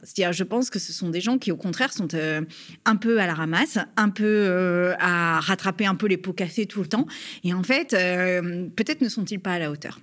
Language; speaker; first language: French; native; French